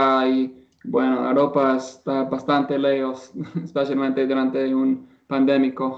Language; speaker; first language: Spanish; non-native, learner; English